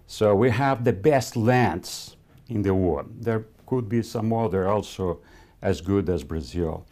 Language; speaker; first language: English; non-native, fluent; Spanish